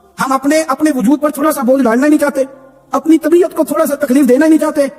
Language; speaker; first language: Urdu; non-native, local second language; Punjabi